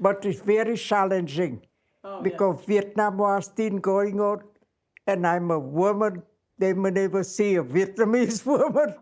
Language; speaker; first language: English; non-native, fluent; Vietnamese